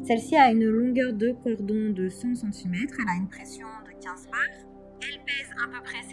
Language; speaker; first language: French; native; French